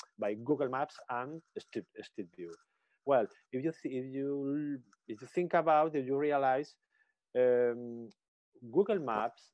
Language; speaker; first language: English; non-native, learner; Spanish